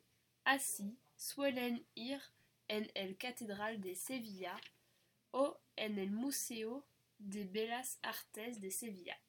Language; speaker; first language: Spanish; non-native, learner; French